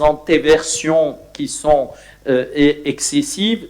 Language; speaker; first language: French; non-native, local second language; Arabic